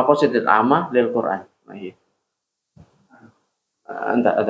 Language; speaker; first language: Arabic; non-native, fluent; Indonesian